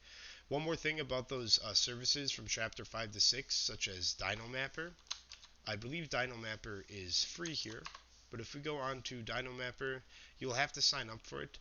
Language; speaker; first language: English; native; English